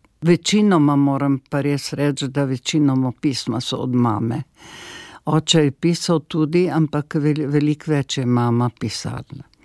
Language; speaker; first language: Slovenian; native; Slovenian